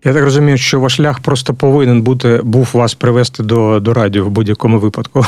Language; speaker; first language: Ukrainian; native; Ukrainian